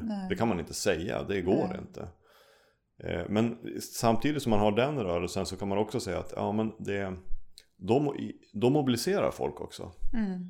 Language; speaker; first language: Swedish; native; Swedish